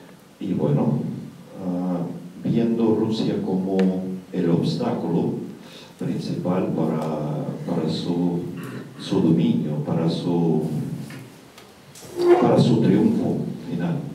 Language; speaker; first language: Spanish; non-native, fluent; Russian